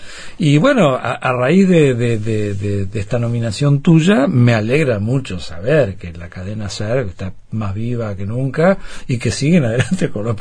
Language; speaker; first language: Spanish; native; Spanish